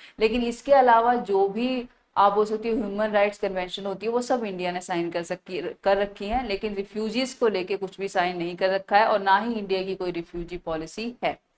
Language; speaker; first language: Hindi; native; Hindi